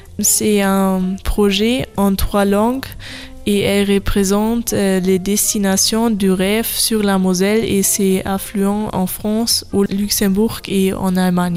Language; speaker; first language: French; non-native, learner; German